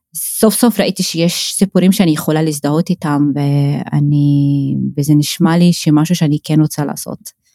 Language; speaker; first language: Hebrew; non-native, local second language; Arabic